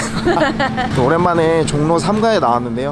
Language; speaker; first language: Korean; native; Korean